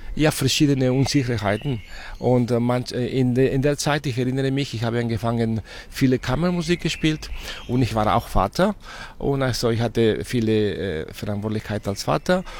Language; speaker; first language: German; non-native, fluent; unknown